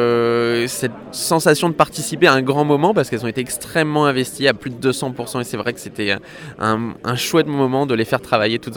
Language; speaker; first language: French; native; French